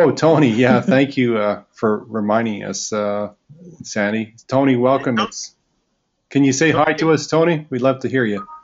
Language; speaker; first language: English; native; English